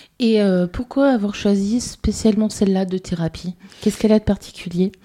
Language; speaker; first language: French; native; French